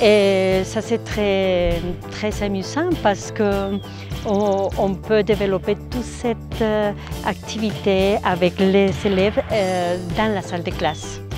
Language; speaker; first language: French; non-native, fluent; Spanish